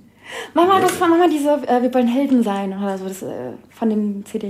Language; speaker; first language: German; early bilingual, other home language; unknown